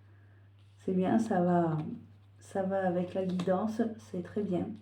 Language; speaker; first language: French; native; French